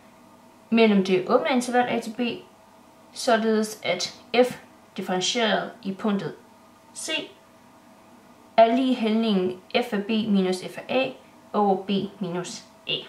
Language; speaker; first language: Danish; native; Danish